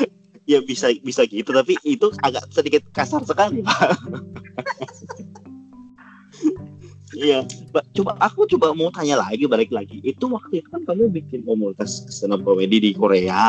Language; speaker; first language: Indonesian; native; Indonesian